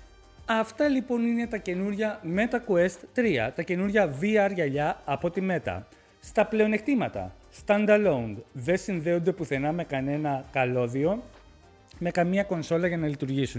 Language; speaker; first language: Greek; native; Greek